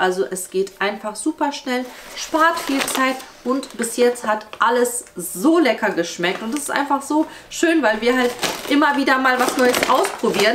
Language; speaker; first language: German; native; German